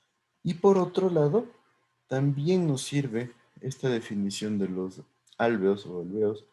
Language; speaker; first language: Spanish; native; Spanish